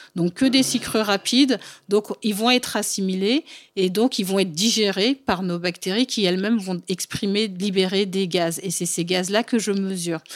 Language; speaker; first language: French; early bilingual, other home language; Bambara